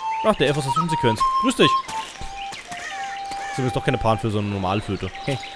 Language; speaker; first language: German; native; German